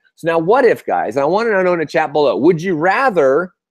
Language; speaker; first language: English; native; English